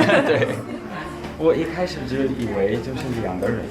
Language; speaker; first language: Chinese; non-native, fluent; English